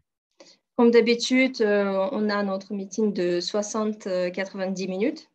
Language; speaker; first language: French; non-native, fluent; Russian